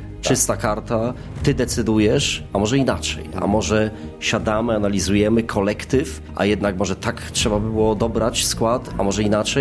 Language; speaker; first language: Polish; native; Polish